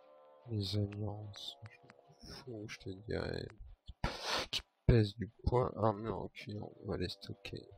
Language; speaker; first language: French; native; French